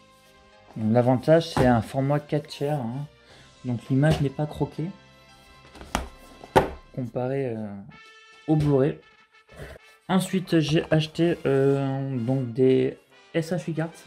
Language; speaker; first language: French; native; French